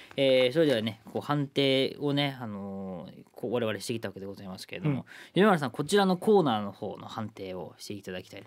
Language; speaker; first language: Japanese; native; Japanese